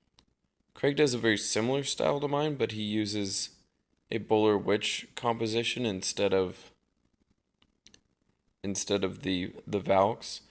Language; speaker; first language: English; native; English